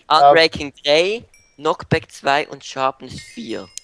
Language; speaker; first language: German; native; German